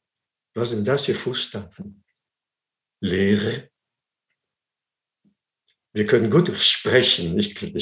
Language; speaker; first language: German; non-native, fluent; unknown